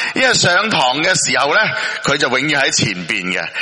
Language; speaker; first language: Cantonese; native; Cantonese